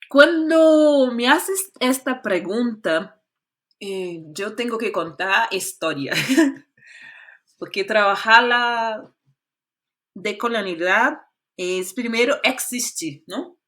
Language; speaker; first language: Spanish; non-native, fluent; Portuguese